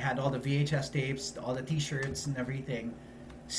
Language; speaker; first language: English; non-native, local second language; Filipino